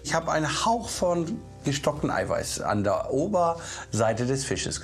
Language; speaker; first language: German; native; German